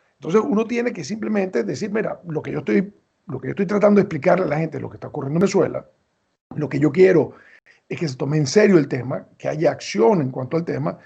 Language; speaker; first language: Spanish; native; Spanish